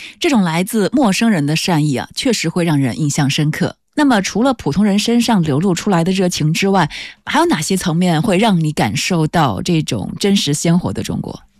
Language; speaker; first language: Chinese; native; Chinese